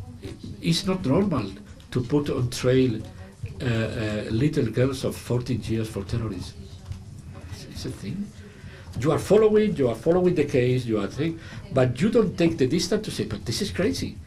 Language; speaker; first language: English; non-native, fluent; Spanish